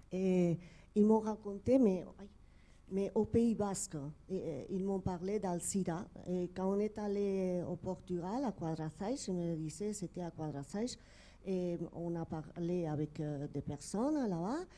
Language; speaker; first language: French; non-native, fluent; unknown